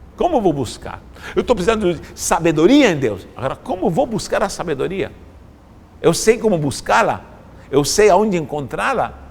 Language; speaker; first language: Portuguese; non-native, fluent; Spanish